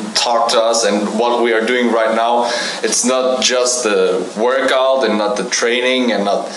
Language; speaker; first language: English; non-native, fluent; German